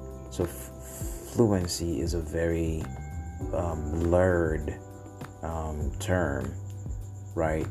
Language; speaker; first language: English; non-native, fluent; Haitian Creole